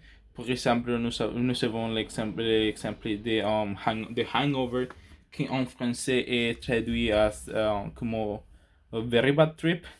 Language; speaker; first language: French; non-native, learner; Spanish